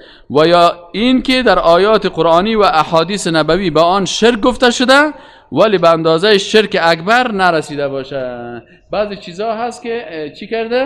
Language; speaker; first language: Persian; native; Persian